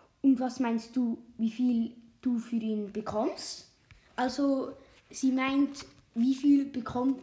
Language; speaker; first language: German; native; German